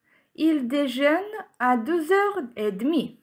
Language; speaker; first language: French; non-native, fluent; Ukrainian